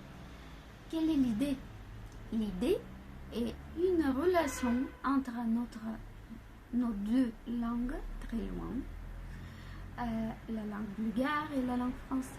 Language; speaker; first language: French; non-native, fluent; Bulgarian